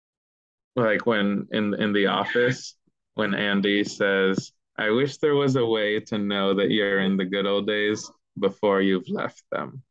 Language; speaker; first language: English; early bilingual, other home language; Spanish